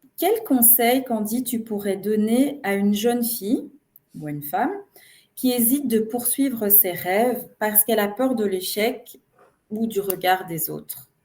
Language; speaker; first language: French; native; French